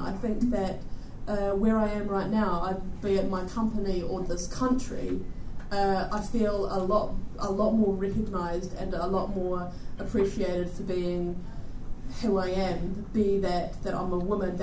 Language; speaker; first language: English; native; English